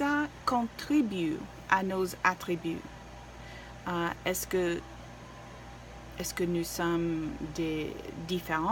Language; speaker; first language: French; non-native, learner; English